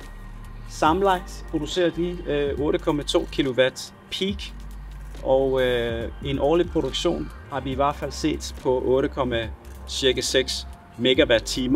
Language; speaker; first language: Danish; non-native, fluent; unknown